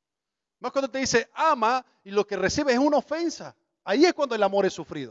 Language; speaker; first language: Spanish; native; Spanish